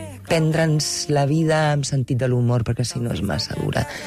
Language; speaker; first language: Catalan; non-native, local second language; Spanish